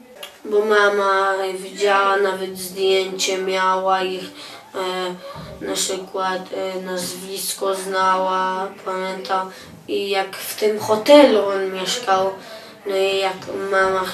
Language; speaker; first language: Polish; early bilingual, other home language; Chechen